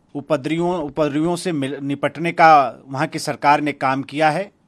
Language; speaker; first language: Hindi; native; Hindi